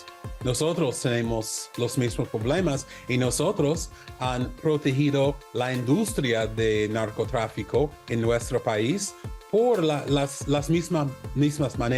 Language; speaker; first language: Spanish; non-native, learner; English